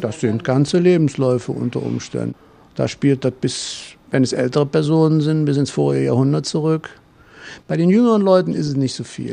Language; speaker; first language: German; native; German